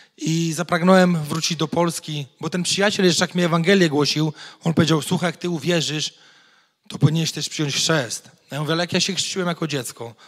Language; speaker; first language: Polish; native; Polish